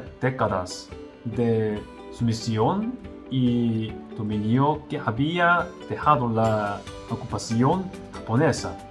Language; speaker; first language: Spanish; non-native, learner; Korean